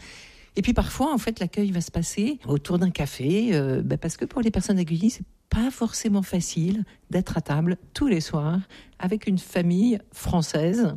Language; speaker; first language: French; native; French